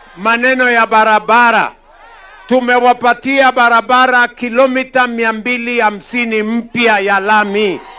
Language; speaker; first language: Swahili; non-native, local second language; Kalenjin